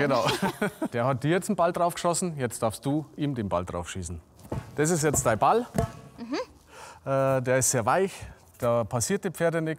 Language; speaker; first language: German; native; German